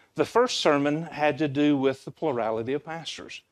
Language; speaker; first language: English; native; English